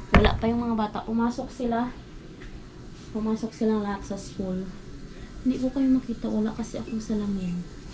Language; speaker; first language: Filipino; non-native, local second language; Hiligaynon